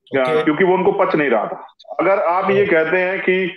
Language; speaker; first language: Hindi; native; Hindi